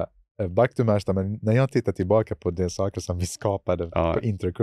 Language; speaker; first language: Swedish; non-native, fluent; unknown